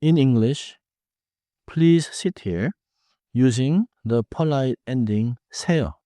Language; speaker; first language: English; non-native, fluent; Korean